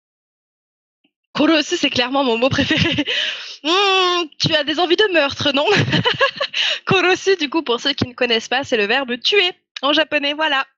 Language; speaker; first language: French; native; French